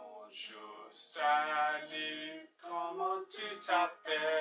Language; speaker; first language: French; non-native, fluent; English